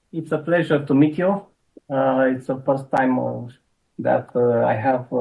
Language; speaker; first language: English; non-native, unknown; Romanian